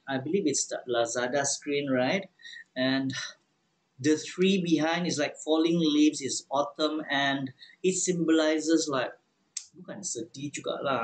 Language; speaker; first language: English; non-native, local second language; Malay